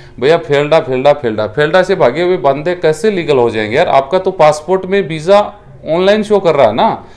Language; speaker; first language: Hindi; native; Hindi